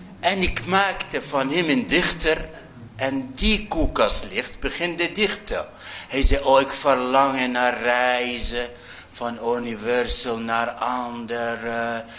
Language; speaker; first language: Dutch; non-native, fluent; Arabic